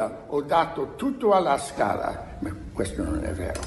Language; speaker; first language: Italian; non-native, learner; English